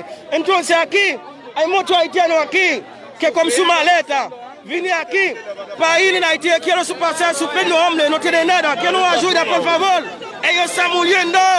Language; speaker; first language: Spanish; non-native, learner; Haitian Creole